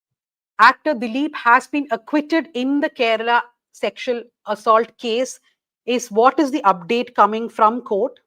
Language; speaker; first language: English; non-native, local second language; Malayalam